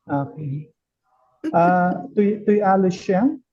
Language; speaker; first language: French; non-native, learner; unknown